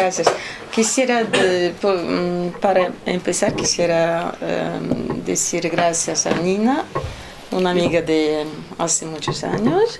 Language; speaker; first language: Spanish; non-native, fluent; Russian